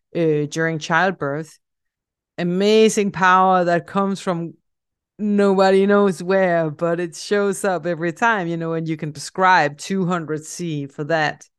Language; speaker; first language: English; non-native, fluent; Danish